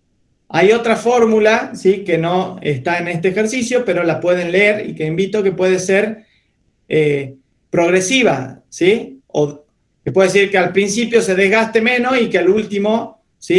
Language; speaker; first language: Spanish; native; Spanish